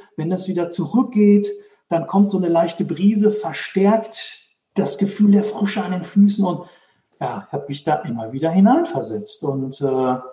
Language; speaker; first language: German; native; German